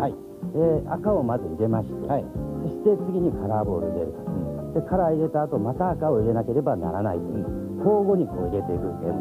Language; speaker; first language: Japanese; native; Japanese